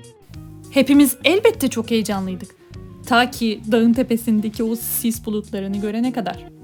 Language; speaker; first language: Turkish; native; Turkish